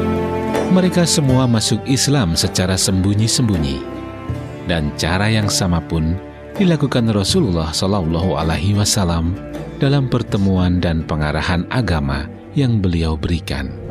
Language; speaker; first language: Indonesian; native; Indonesian